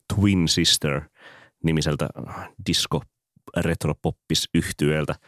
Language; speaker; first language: Finnish; native; Finnish